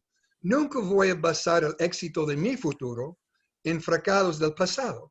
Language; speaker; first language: Spanish; non-native, fluent; English